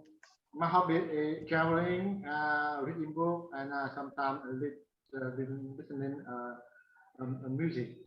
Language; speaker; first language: English; non-native, learner; Vietnamese